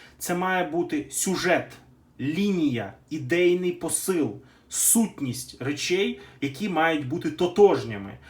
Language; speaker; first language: Ukrainian; native; Ukrainian